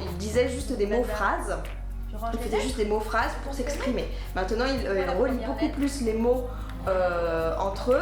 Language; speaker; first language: French; native; French